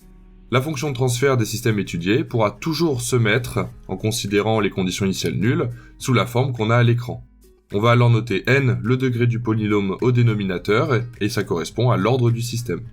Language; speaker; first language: French; native; French